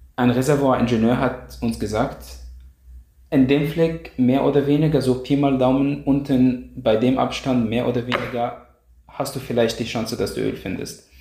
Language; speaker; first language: German; non-native, fluent; Arabic